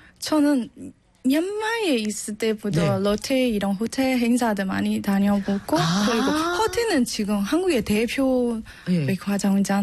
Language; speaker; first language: Korean; non-native, learner; Burmese